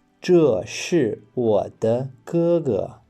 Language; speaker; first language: Chinese; non-native, fluent; English